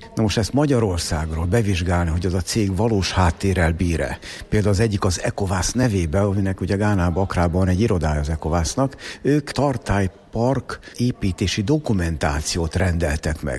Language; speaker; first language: Hungarian; native; Hungarian